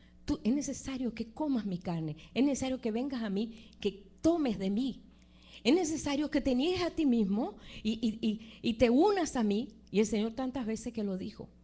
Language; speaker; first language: Spanish; native; Spanish